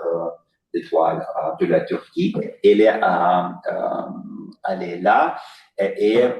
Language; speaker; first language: French; non-native, fluent; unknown